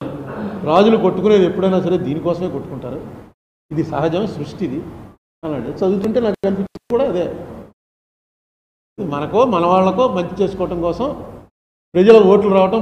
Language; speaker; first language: Telugu; native; Telugu